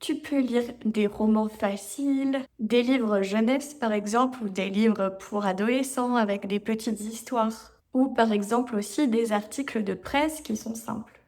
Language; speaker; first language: French; native; French